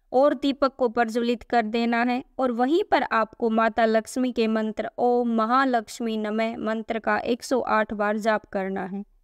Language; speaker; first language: Hindi; native; Hindi